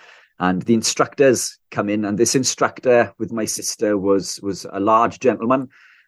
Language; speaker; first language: English; native; English